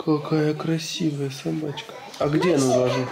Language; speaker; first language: Russian; native; Russian